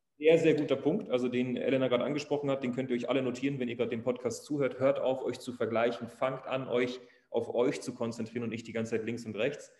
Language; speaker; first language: German; native; German